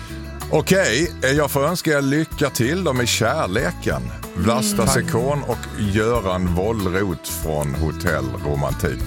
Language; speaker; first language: Swedish; native; Swedish